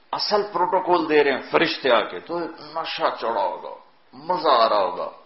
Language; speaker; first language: Urdu; non-native, local second language; Punjabi